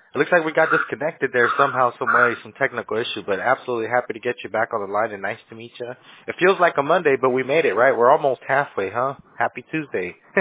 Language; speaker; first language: English; early bilingual, other home language; Spanish